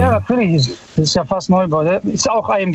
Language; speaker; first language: German; early bilingual, other home language; Italian